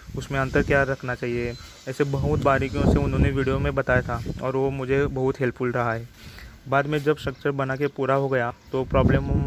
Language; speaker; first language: Hindi; non-native, local second language; Marathi